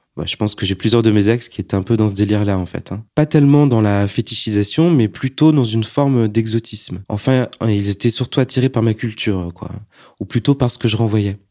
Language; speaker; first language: French; native; French